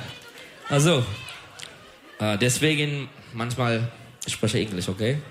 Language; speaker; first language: German; non-native, learner; Turkish